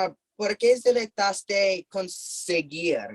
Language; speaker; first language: Spanish; non-native, fluent; English